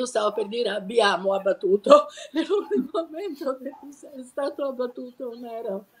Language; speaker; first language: Italian; non-native, fluent; Serbian